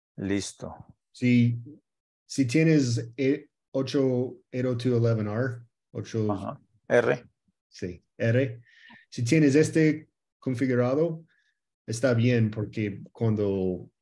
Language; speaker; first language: Spanish; early bilingual, heritage; Spanish